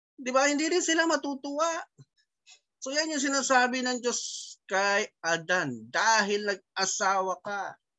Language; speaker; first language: Filipino; native; Filipino